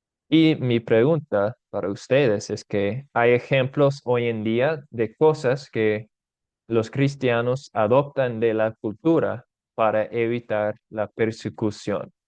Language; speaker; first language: Spanish; non-native, fluent; English